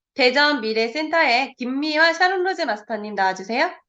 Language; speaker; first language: Korean; native; Korean